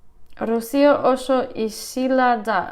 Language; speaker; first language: Basque; non-native, learner; English